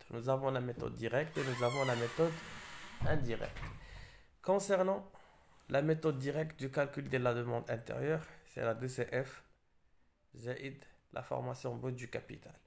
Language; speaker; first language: French; non-native, local second language; Arabic